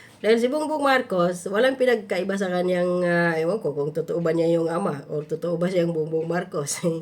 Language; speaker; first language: Filipino; non-native, local second language; Cebuano